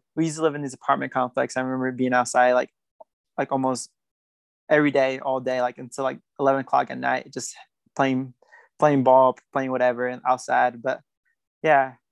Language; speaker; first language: English; native; English